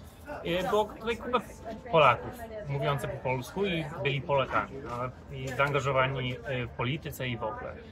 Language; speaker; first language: Polish; early bilingual, heritage; English